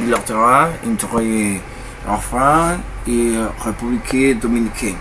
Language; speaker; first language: French; non-native, learner; Spanish